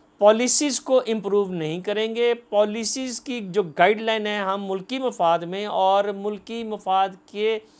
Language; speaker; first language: Urdu; non-native, local second language; Punjabi